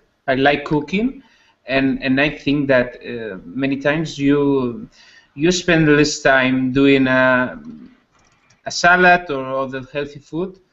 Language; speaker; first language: English; non-native, learner; Spanish